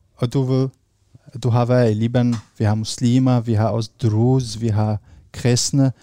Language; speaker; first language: Danish; non-native, fluent; Arabic